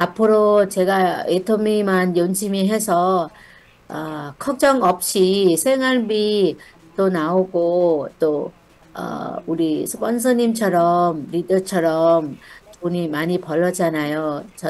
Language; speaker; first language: Korean; non-native, learner; Thai